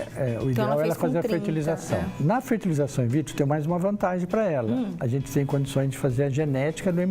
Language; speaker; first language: Portuguese; native; Portuguese